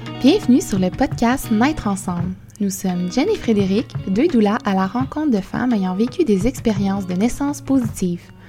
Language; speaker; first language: French; native; French